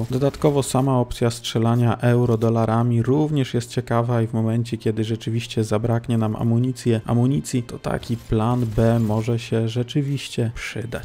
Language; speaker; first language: Polish; native; Polish